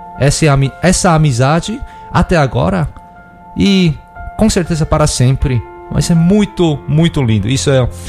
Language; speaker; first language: Portuguese; non-native, learner; Korean